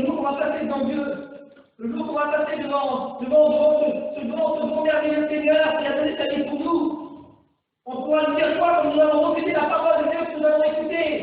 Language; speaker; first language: French; native; French